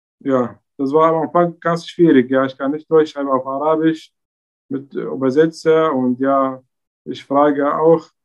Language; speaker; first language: German; non-native, learner; Arabic